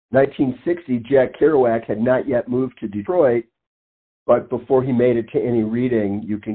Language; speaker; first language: English; native; English